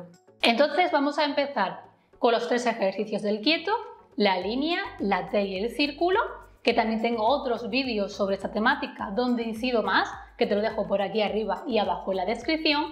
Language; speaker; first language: Spanish; native; Spanish